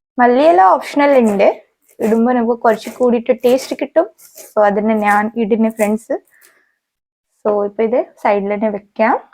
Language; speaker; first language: Malayalam; non-native, learner; Hindi